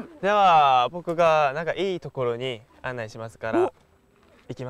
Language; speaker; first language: Japanese; non-native, learner; Korean